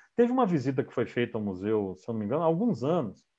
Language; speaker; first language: Portuguese; native; Portuguese